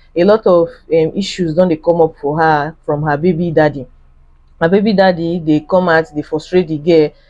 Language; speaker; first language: Nigerian Pidgin; native; Nigerian Pidgin